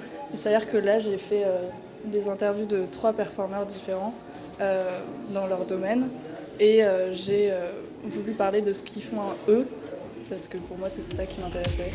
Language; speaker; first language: French; native; French